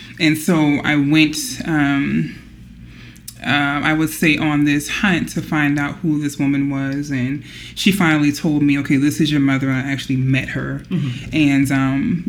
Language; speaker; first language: English; native; English